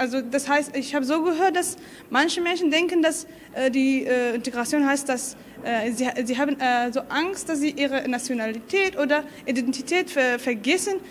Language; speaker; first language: German; non-native, learner; Arabic